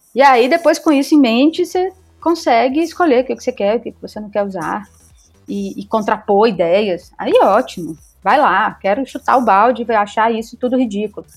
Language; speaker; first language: Portuguese; native; Portuguese